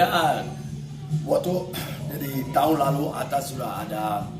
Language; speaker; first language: Indonesian; non-native, fluent; English